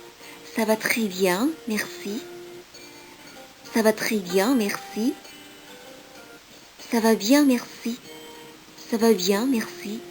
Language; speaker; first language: French; non-native, fluent; Indonesian